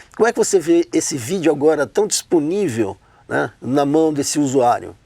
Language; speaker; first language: Portuguese; native; Portuguese